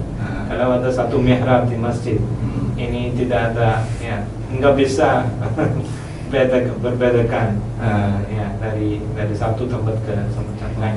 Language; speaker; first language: Indonesian; non-native, learner; Malayalam